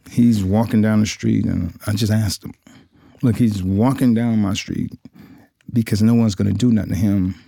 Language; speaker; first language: English; native; English